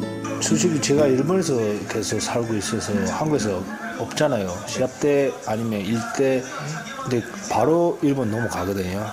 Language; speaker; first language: Korean; early bilingual, heritage; Japanese